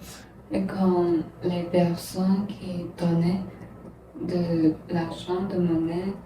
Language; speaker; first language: French; non-native, learner; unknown